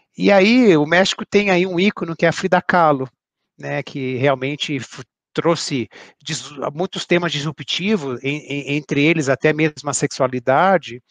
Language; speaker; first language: Portuguese; native; Portuguese